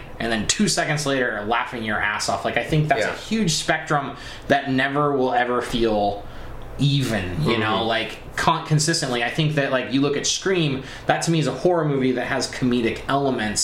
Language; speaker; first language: English; native; English